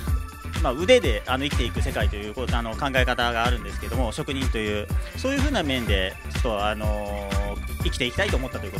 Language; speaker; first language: Japanese; native; Japanese